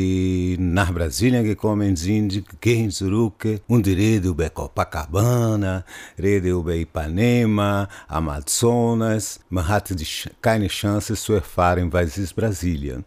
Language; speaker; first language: German; non-native, fluent; Portuguese